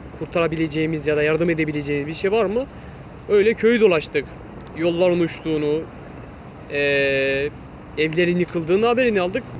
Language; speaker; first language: Turkish; non-native, local second language; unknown